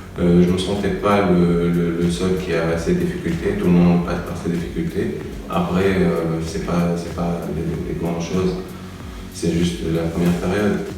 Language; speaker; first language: French; non-native, local second language; Arabic